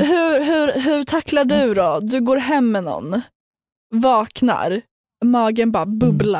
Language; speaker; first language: Swedish; native; Swedish